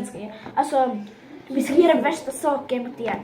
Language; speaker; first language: Swedish; early bilingual, other home language; Turkish